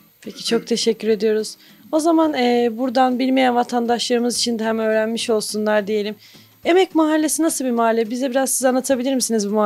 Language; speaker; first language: Turkish; native; Turkish